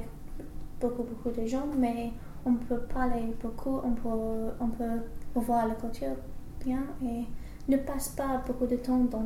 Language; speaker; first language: French; non-native, learner; English